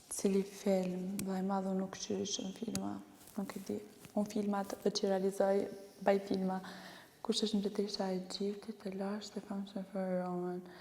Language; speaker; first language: Albanian; early bilingual, heritage; Albanian